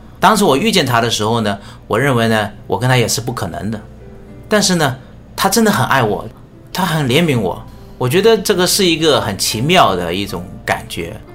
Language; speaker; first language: Chinese; native; Chinese